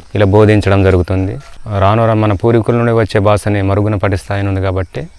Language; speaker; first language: Telugu; non-native, local second language; Koya